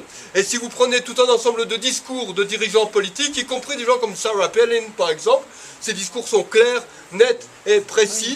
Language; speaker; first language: French; native; French